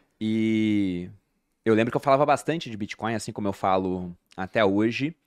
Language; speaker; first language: Portuguese; native; Portuguese